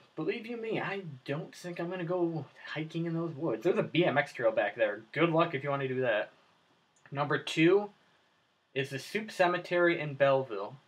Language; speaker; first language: English; native; English